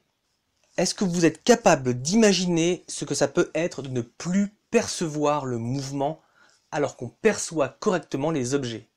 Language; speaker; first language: French; native; French